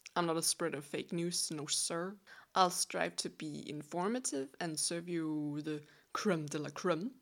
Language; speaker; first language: English; non-native, fluent; Danish